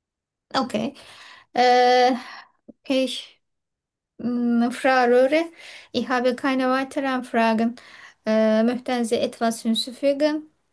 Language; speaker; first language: German; non-native, learner; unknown